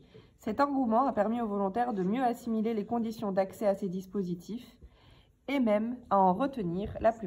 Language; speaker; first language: French; native; French